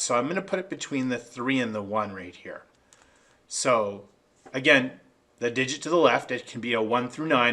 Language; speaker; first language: English; native; English